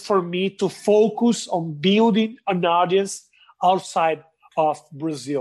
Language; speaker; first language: English; non-native, fluent; Portuguese